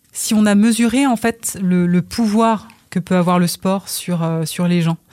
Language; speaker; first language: French; early bilingual, other home language; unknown